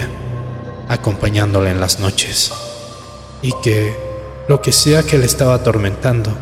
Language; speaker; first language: Spanish; native; Spanish